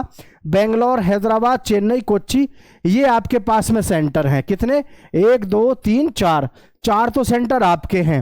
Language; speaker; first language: Hindi; native; Hindi